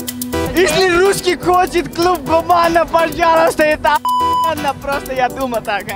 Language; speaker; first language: Russian; non-native, learner; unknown